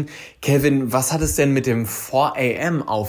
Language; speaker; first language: German; native; German